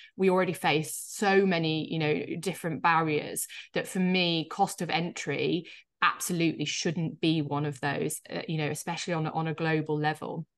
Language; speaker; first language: English; native; English